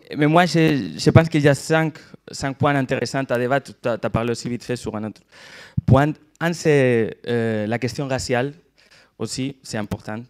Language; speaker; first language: French; non-native, fluent; Catalan